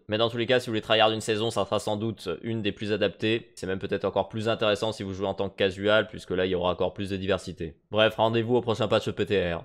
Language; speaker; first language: French; native; French